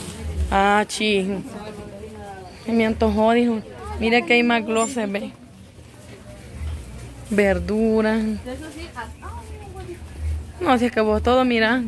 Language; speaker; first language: Spanish; native; Spanish